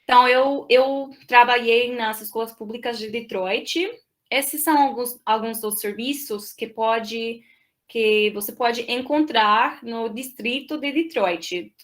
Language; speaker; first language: Portuguese; non-native, fluent; English